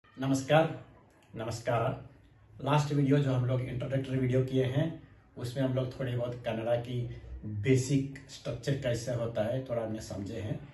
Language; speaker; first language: Hindi; non-native, local second language; Kannada